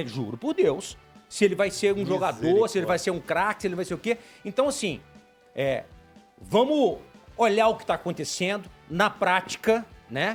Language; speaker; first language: Portuguese; native; Portuguese